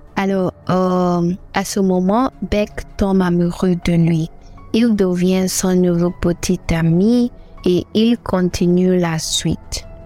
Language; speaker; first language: French; non-native, learner; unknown